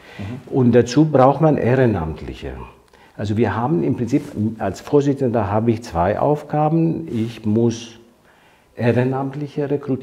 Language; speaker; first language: German; non-native, fluent; Greek